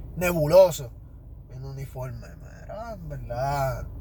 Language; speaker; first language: Spanish; native; Spanish